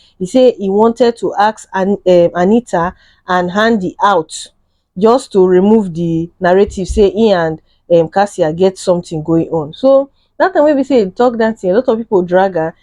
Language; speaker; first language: Nigerian Pidgin; native; Nigerian Pidgin